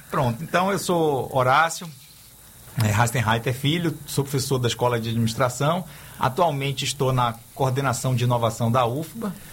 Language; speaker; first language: Portuguese; native; Portuguese